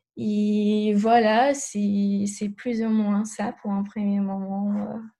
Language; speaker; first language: French; non-native, fluent; Portuguese